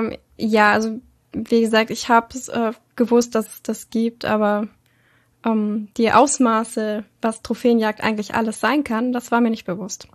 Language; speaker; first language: German; native; German